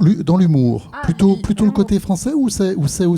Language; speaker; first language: French; native; French